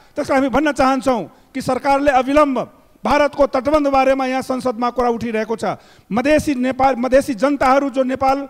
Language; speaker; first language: Nepali; non-native, local second language; Maithili